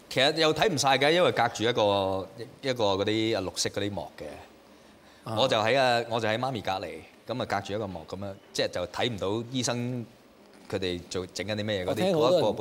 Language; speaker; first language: Cantonese; native; Cantonese